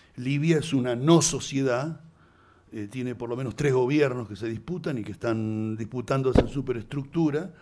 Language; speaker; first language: Spanish; native; Spanish